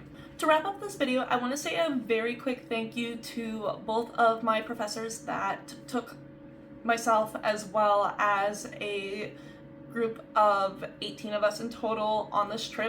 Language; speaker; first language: English; native; English